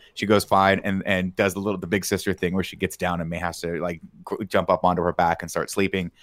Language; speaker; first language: English; native; English